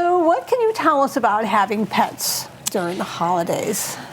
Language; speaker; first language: English; native; English